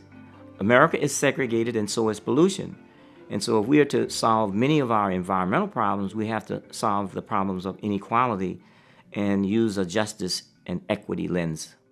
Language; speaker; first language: English; native; English